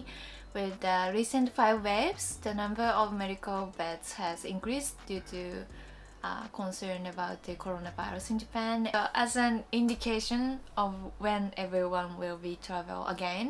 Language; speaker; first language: English; non-native, learner; Japanese